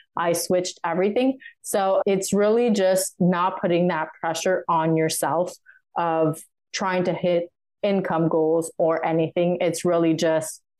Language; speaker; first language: English; non-native, fluent; French